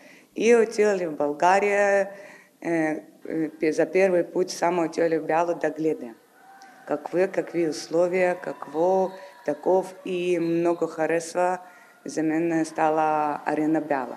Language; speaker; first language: Bulgarian; non-native, learner; Ukrainian